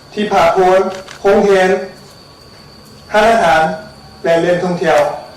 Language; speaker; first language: Lao; non-native, learner; Chinese